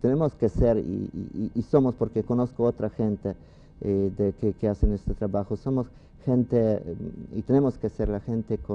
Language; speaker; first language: Spanish; non-native, fluent; Polish